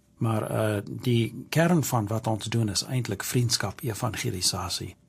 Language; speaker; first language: Afrikaans; early bilingual, heritage; English